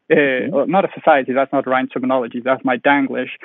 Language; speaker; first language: English; non-native, fluent; Danish